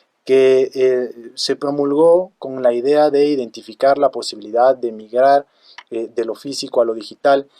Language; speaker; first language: Spanish; native; Spanish